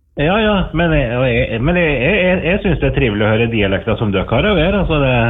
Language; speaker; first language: Norwegian; native; Norwegian